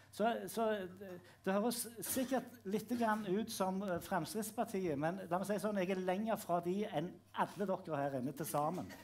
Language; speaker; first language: Norwegian; native; Norwegian